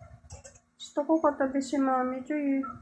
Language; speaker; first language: Filipino; native; Filipino